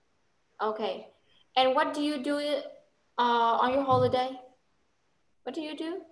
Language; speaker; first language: English; non-native, fluent; Vietnamese